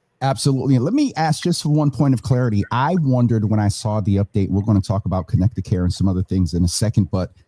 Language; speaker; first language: English; native; English